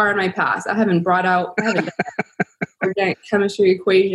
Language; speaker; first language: English; native; English